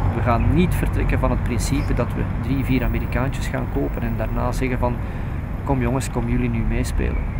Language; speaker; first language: Dutch; native; Dutch